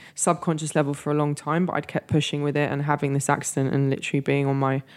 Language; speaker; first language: English; native; English